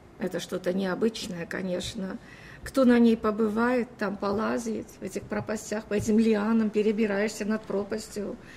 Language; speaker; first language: Russian; native; Russian